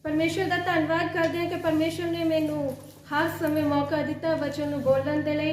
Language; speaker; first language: Hindi; non-native, local second language; Punjabi